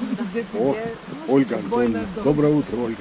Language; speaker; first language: Russian; native; Russian